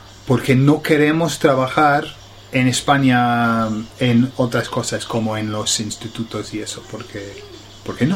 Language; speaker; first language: Spanish; non-native, fluent; English